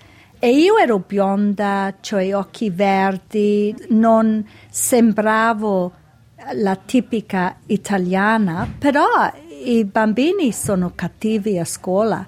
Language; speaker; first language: Italian; early bilingual, heritage; Italian